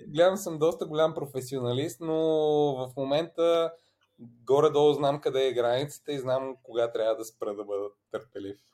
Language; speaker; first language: Bulgarian; early bilingual, other home language; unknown